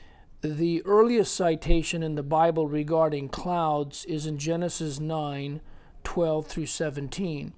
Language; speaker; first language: English; native; English